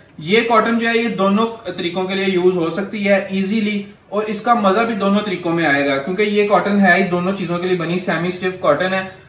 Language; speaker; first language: Urdu; non-native, local second language; Punjabi